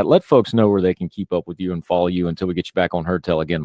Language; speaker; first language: English; native; English